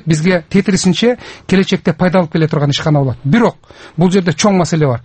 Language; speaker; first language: Kyrgyz; native; Kyrgyz